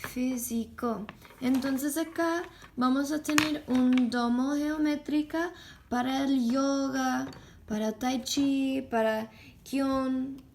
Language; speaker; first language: Spanish; non-native, learner; English